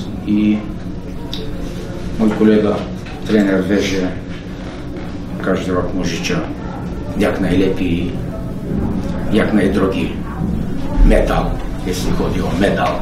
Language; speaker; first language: Polish; non-native, learner; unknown